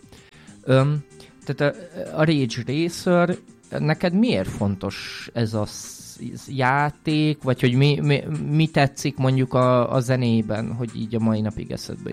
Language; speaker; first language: Hungarian; native; Hungarian